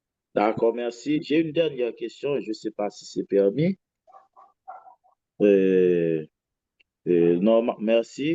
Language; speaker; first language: French; non-native, local second language; Haitian Creole